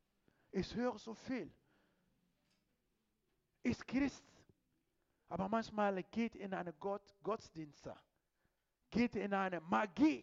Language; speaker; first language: German; non-native, fluent; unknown